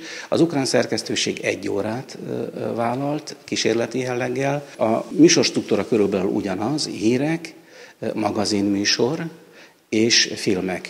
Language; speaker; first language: Hungarian; native; Hungarian